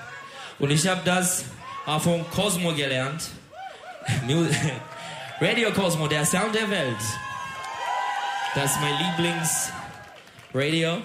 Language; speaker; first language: German; non-native, learner; Turkish